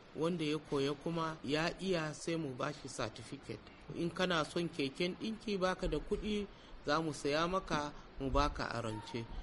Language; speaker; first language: Hausa; native; Hausa